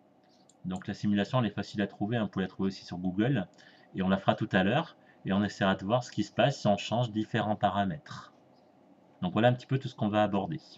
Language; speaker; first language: French; native; French